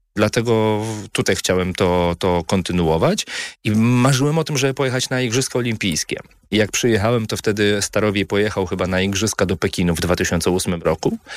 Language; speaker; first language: Polish; native; Polish